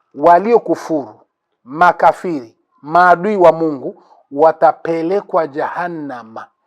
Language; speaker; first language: Swahili; native; Swahili